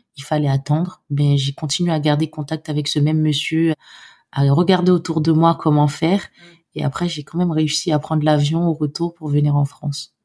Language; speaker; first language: French; non-native, local second language; Haitian Creole